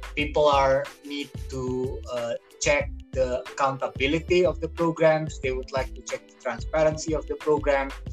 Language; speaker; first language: English; non-native, fluent; Indonesian